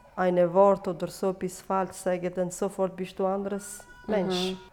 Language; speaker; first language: German; non-native, fluent; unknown